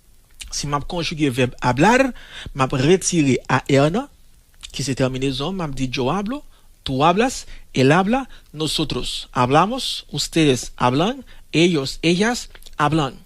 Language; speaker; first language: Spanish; non-native, fluent; Haitian Creole